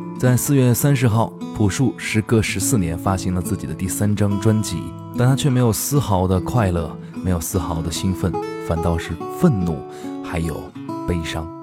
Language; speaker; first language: Chinese; native; Chinese